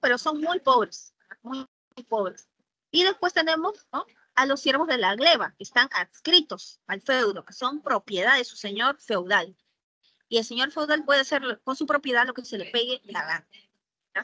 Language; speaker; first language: Spanish; native; Spanish